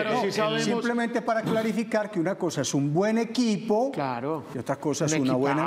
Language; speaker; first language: Spanish; native; Spanish